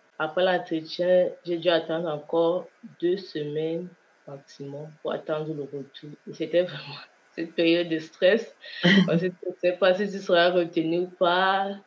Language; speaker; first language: French; non-native, local second language; Kinyarwanda